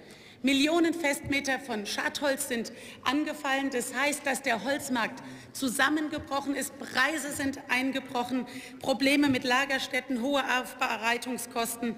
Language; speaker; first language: German; native; German